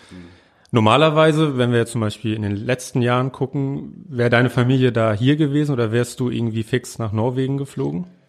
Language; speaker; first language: German; native; German